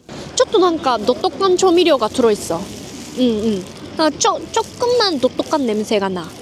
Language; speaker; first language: Korean; non-native, learner; Japanese